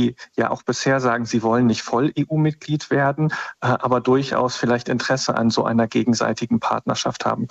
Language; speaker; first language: German; native; German